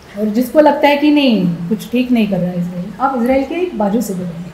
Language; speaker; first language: Hindi; non-native, local second language; Marathi